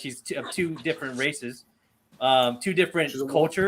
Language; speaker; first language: English; native; English